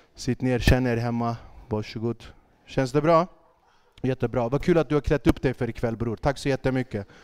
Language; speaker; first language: Swedish; early bilingual, other home language; Kurdish